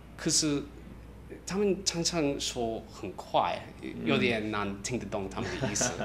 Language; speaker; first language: Chinese; non-native, learner; English